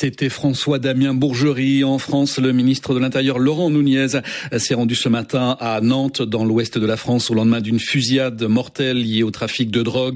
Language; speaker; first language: French; native; French